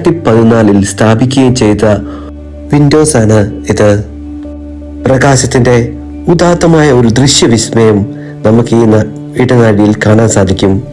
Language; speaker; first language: Malayalam; native; Malayalam